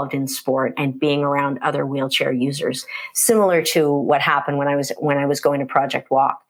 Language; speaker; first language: English; native; English